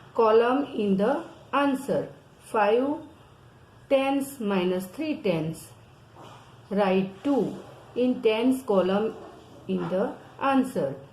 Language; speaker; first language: English; non-native, local second language; Gujarati